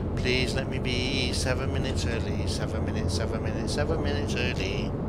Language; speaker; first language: English; native; English